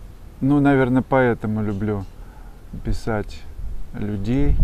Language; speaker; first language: Russian; native; Russian